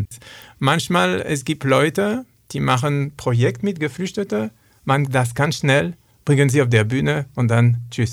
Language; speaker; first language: German; non-native, learner; French